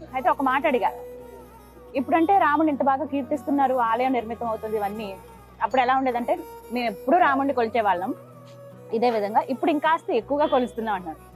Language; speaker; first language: Telugu; native; Telugu